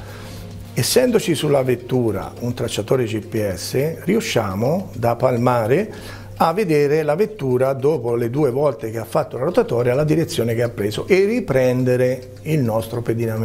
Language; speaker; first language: Italian; native; Italian